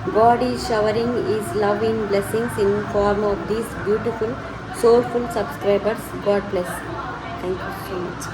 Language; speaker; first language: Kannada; non-native, local second language; Tulu